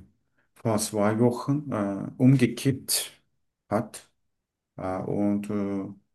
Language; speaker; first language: German; non-native, learner; Turkish